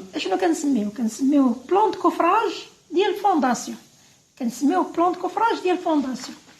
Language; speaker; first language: Arabic; native; Arabic